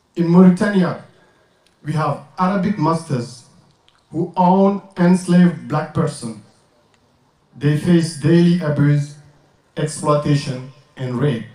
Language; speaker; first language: English; non-native, learner; French